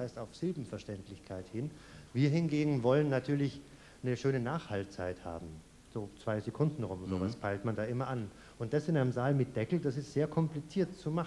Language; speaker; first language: German; native; German